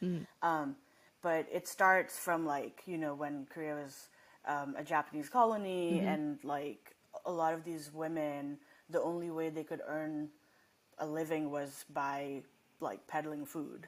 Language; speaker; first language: English; non-native, local second language; Nepali